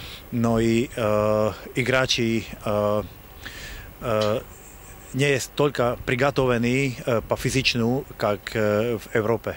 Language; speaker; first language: Russian; non-native, learner; Slovak